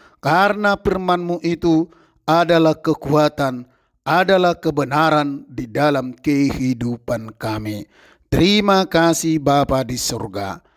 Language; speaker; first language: Indonesian; non-native, local second language; Batak Toba